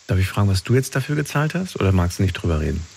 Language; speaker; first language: German; native; German